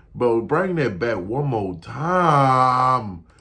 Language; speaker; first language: English; native; English